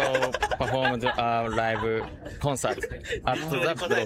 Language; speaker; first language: English; non-native, learner; Japanese